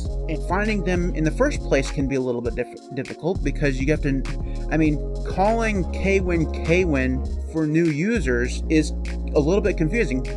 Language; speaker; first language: English; native; English